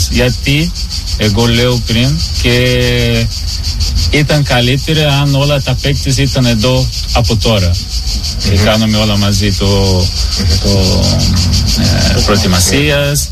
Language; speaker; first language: Greek; non-native, learner; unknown